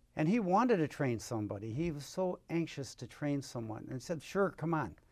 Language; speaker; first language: English; native; English